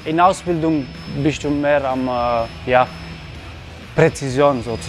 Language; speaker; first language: German; non-native, local second language; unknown